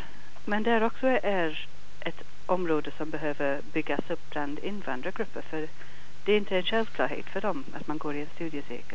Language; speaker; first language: Swedish; non-native, fluent; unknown